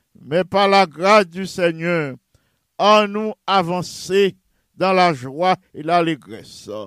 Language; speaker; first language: French; non-native, local second language; Haitian Creole